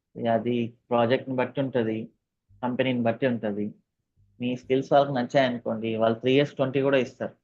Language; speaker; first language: Telugu; native; Telugu